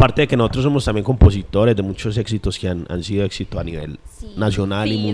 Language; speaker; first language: Spanish; native; Spanish